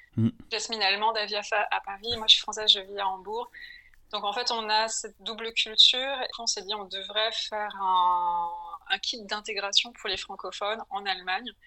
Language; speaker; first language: French; native; French